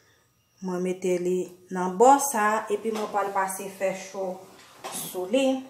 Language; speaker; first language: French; non-native, learner; Haitian Creole